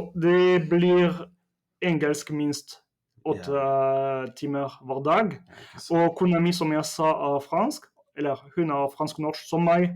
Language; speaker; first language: Norwegian; non-native, fluent; French